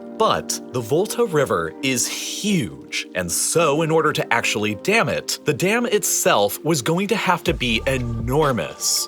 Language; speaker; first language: English; native; English